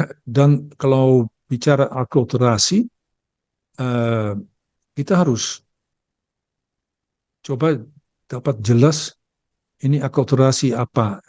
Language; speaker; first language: Indonesian; early bilingual, heritage; Dutch